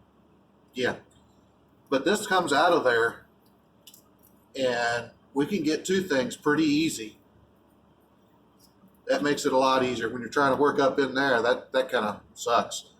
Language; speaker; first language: English; native; English